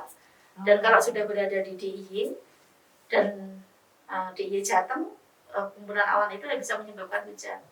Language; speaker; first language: Indonesian; native; Indonesian